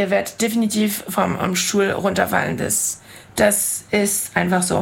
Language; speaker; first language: German; non-native, fluent; French